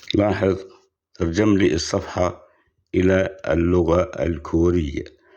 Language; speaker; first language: Arabic; native; Arabic